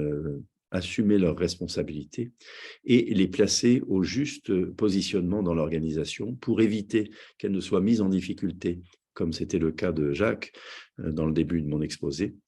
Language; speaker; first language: French; native; French